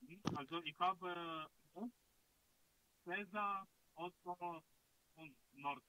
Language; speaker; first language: German; non-native, learner; Russian